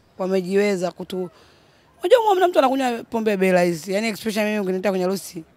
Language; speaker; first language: Swahili; native; Swahili